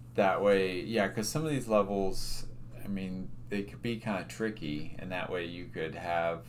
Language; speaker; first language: English; native; English